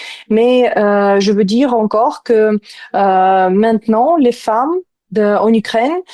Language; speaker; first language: French; non-native, fluent; Ukrainian